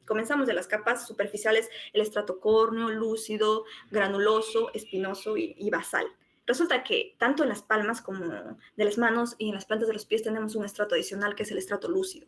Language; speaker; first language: Spanish; native; Spanish